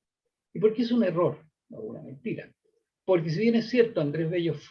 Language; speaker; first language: Spanish; native; Spanish